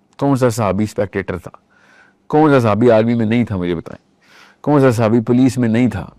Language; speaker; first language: Urdu; early bilingual, heritage; Urdu